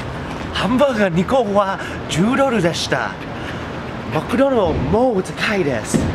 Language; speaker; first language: Japanese; non-native, learner; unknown